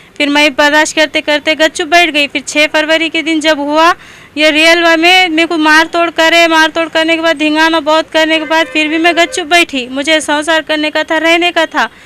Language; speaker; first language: Hindi; native; Hindi